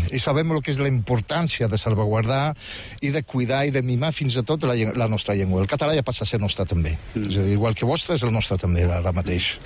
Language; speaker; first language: Catalan; non-native, fluent; Riffian